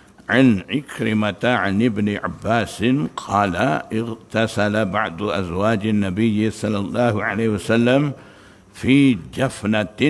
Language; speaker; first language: Arabic; non-native, fluent; Malay